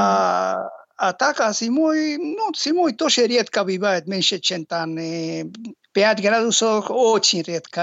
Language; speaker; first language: Russian; non-native, learner; Basque